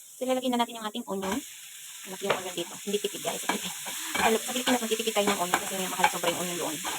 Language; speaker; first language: Filipino; non-native, local second language; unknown